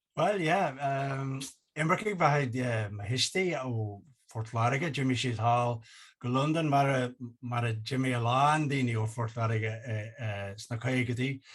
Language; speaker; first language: Irish; non-native, local second language; English